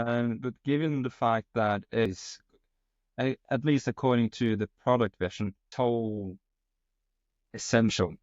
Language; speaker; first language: English; non-native, fluent; Norwegian